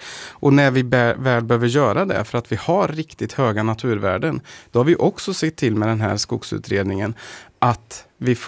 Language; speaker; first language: Swedish; native; Swedish